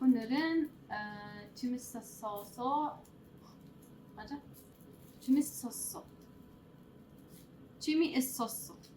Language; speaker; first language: Korean; non-native, learner; Arabic